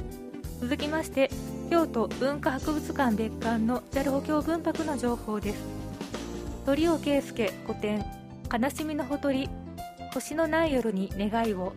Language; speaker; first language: Japanese; native; Japanese